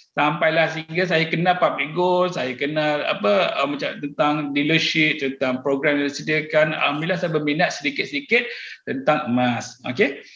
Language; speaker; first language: Malay; native; Malay